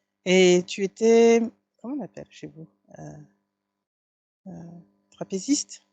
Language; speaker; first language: French; native; French